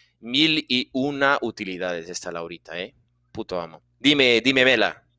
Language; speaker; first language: Spanish; non-native, fluent; Portuguese